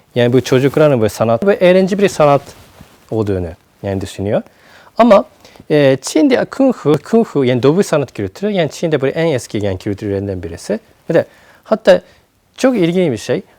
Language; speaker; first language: Turkish; non-native, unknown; Japanese